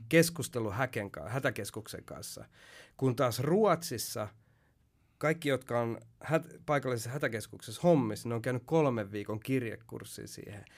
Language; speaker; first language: Finnish; early bilingual, heritage; Finnish